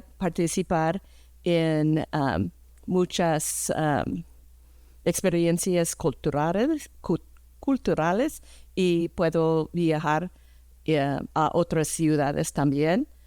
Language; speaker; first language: Spanish; early bilingual, heritage; English